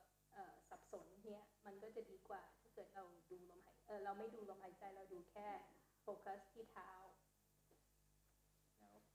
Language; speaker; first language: Thai; native; Thai